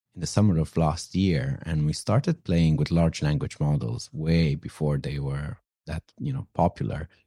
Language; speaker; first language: English; non-native, fluent; Romanian